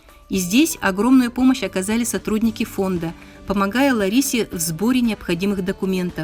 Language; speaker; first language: Russian; native; Russian